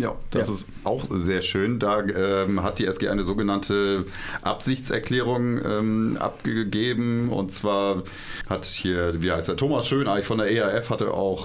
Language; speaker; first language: German; native; German